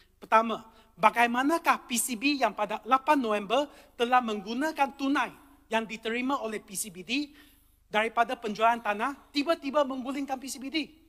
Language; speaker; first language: Malay; non-native, local second language; Chinese